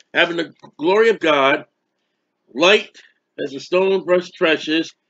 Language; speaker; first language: English; native; English